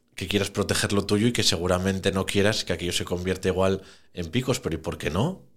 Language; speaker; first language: Spanish; native; Spanish